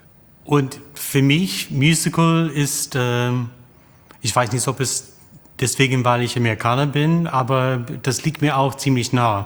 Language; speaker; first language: German; non-native, fluent; English